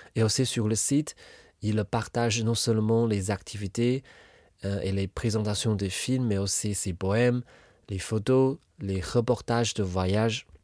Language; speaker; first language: French; non-native, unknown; Chinese